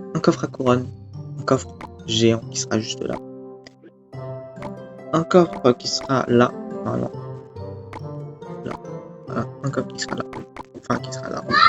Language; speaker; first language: French; native; French